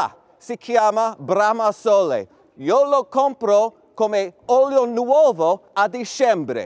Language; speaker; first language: Italian; non-native, learner; English